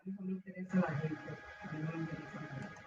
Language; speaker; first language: Spanish; native; Spanish